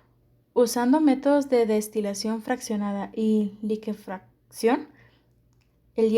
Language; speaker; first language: Spanish; native; Spanish